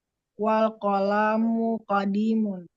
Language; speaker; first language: Arabic; non-native, learner; Indonesian